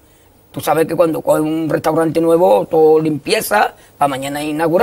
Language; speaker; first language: Spanish; native; Spanish